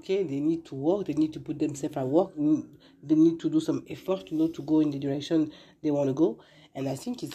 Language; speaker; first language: English; non-native, fluent; French